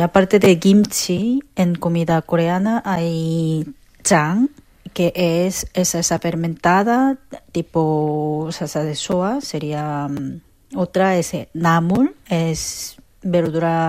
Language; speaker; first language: Spanish; non-native, fluent; Korean